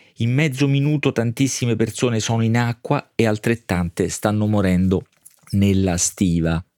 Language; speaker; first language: Italian; native; Italian